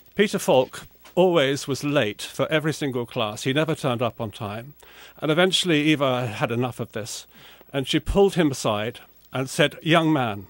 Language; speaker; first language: English; native; English